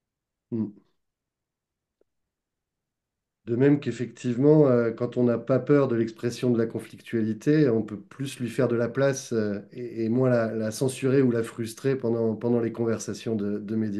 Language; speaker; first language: French; native; French